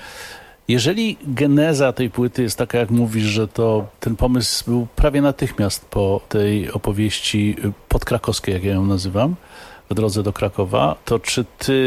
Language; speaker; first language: Polish; native; Polish